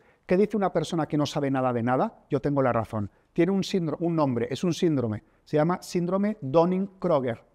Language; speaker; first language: Spanish; native; Spanish